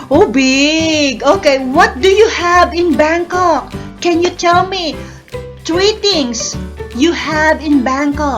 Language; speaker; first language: English; non-native, learner; Thai